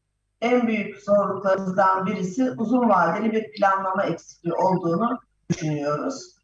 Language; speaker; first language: Turkish; native; Turkish